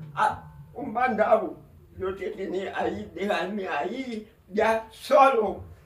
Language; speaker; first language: Spanish; non-native, learner; Haitian Creole